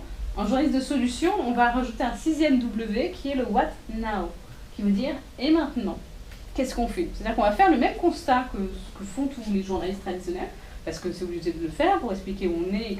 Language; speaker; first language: French; native; French